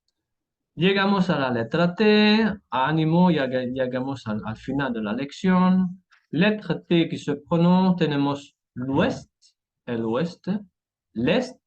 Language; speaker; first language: Spanish; non-native, fluent; French